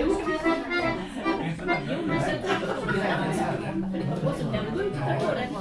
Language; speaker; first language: Swedish; native; Swedish